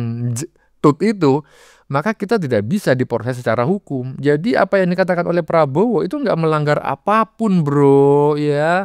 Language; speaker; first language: Indonesian; native; Indonesian